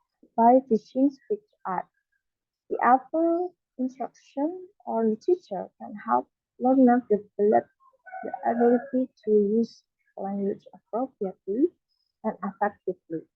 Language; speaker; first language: English; non-native, learner; Indonesian